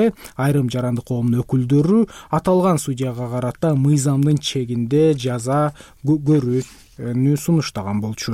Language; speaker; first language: Kyrgyz; native; Kyrgyz